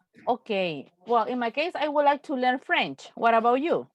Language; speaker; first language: English; non-native, fluent; Spanish